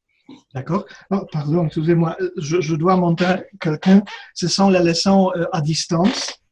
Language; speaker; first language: French; non-native, fluent; Polish